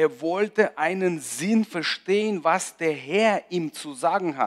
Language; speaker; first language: German; non-native, fluent; Russian